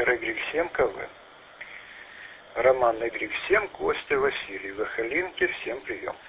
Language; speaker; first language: Russian; native; Russian